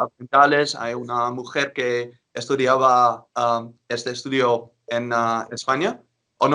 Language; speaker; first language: Spanish; non-native, learner; Dutch